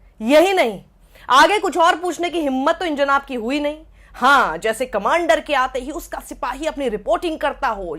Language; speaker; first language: Hindi; native; Hindi